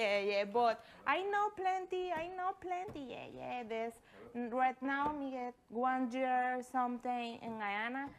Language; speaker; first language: English; non-native, learner; Spanish